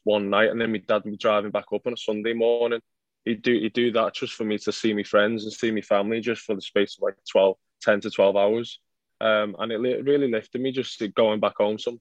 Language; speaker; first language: English; native; English